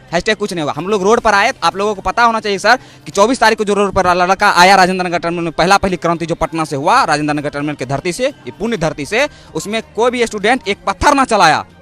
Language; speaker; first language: Hindi; native; Hindi